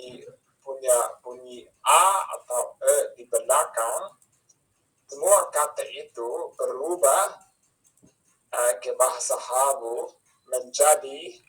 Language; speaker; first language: Indonesian; non-native, fluent; English